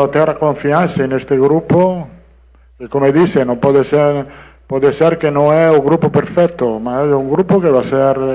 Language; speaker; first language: Portuguese; non-native, learner; Italian